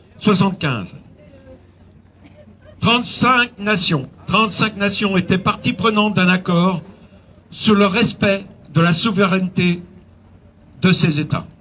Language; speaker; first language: French; native; French